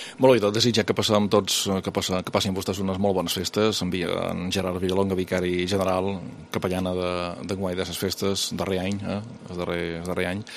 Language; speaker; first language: Catalan; native; Catalan